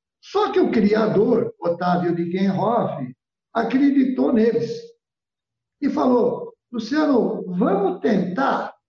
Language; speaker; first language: Portuguese; early bilingual, other home language; Italian